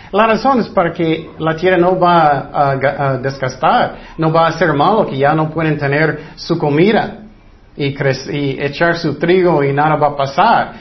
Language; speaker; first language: Spanish; non-native, fluent; English